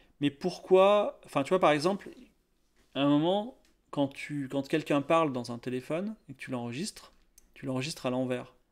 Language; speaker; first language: French; native; French